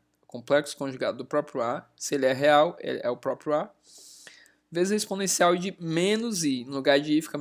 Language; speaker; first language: Portuguese; native; Portuguese